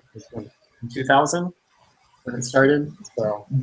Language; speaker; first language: English; native; English